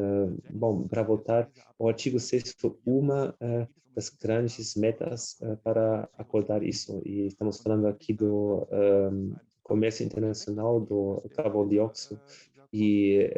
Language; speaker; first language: Portuguese; non-native, fluent; German